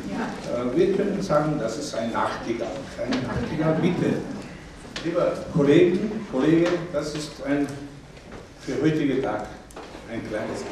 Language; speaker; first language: German; non-native, learner; Slovak